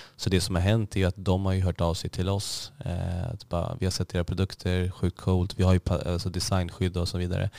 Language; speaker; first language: Swedish; native; Swedish